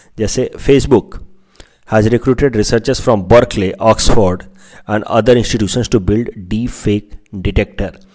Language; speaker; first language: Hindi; non-native, local second language; Assamese